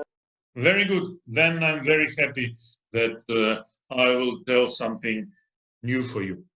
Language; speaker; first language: English; non-native, fluent; Russian